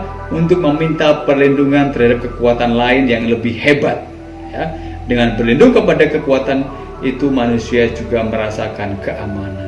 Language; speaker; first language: Indonesian; native; Indonesian